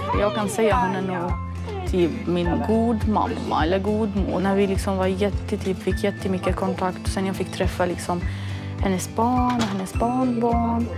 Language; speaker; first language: Swedish; non-native, fluent; Arabic